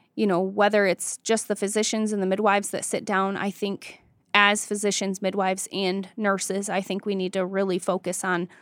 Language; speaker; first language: English; native; English